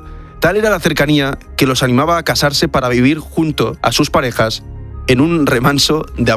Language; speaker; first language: Spanish; native; Spanish